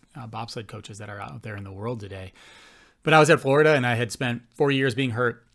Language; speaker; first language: English; native; English